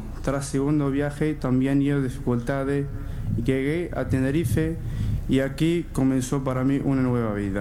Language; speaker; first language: Spanish; non-native, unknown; Arabic